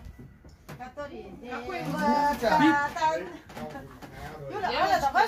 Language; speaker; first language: Russian; non-native, learner; Vietnamese